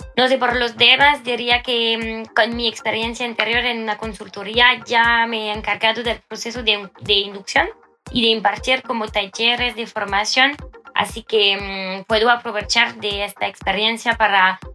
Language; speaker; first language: Spanish; non-native, fluent; French